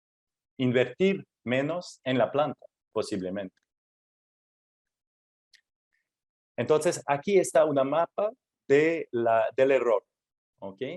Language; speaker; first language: Spanish; non-native, fluent; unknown